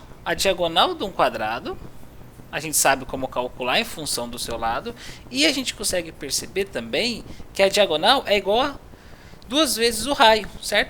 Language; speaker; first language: Portuguese; native; Portuguese